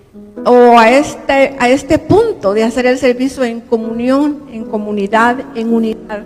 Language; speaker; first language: Spanish; native; Spanish